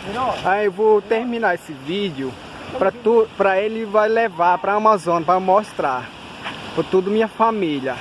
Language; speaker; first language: Portuguese; non-native, local second language; Ticuna